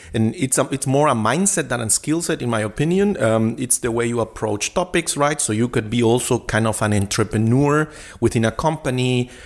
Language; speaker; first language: English; non-native, fluent; Spanish